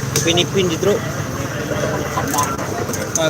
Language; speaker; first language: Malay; non-native, local second language; Madurese